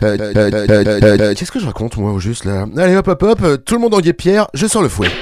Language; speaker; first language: French; native; French